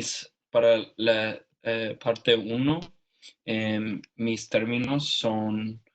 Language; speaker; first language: Spanish; non-native, learner; English